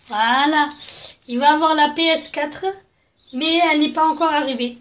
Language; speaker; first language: French; native; French